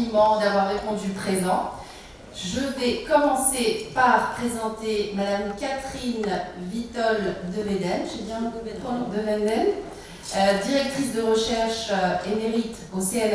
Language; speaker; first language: French; native; French